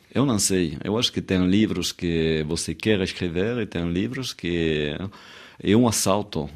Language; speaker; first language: Portuguese; non-native, fluent; French